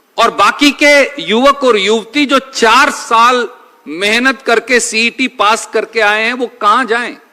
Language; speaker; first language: Hindi; native; Hindi